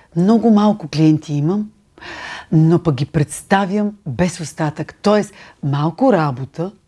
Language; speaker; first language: Bulgarian; native; Bulgarian